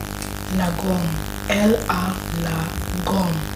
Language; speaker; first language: French; non-native, learner; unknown